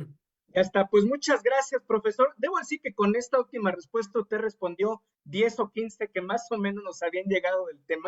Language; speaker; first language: Spanish; native; Spanish